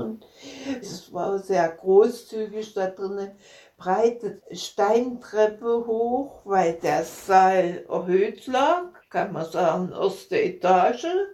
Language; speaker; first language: German; native; German